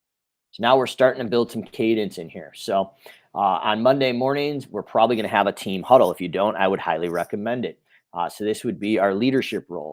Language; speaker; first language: English; native; English